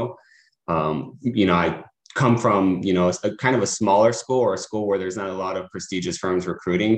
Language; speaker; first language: English; native; English